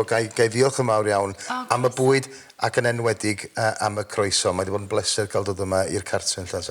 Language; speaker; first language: Welsh; native; Welsh